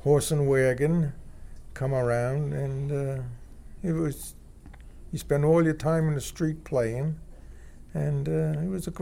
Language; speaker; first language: English; native; English